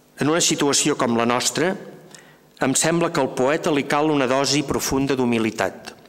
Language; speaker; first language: Catalan; native; Catalan